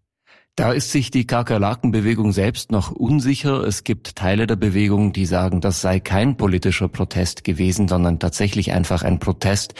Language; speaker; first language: German; native; German